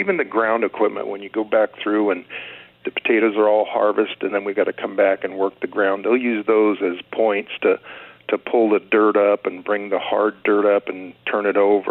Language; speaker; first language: English; native; English